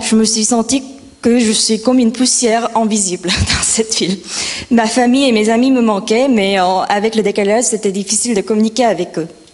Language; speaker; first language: French; non-native, fluent; Korean